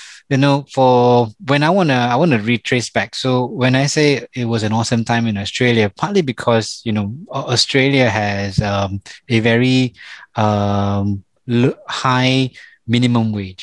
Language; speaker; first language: English; non-native, local second language; Malay